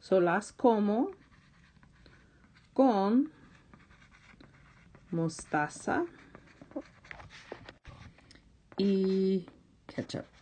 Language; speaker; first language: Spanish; non-native, fluent; English